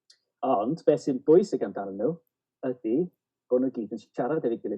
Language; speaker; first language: Welsh; native; Welsh